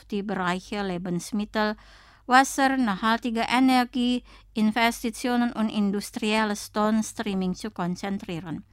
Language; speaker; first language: German; non-native, fluent; Indonesian